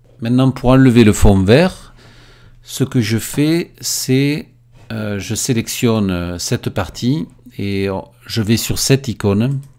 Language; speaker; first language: French; native; French